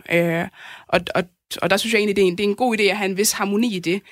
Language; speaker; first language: Danish; native; Danish